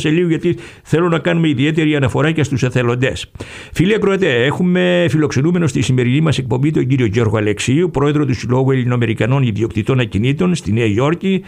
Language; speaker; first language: Greek; native; Greek